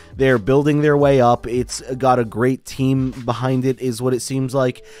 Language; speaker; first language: English; native; English